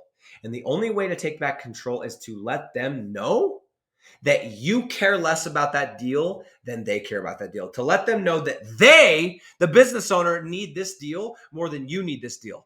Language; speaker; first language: English; native; English